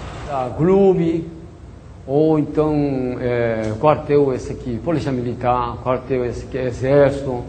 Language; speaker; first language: Portuguese; non-native, learner; Korean